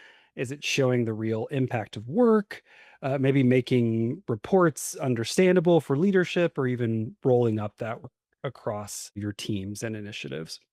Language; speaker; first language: English; native; English